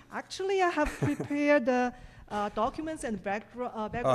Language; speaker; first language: English; non-native, fluent; Chinese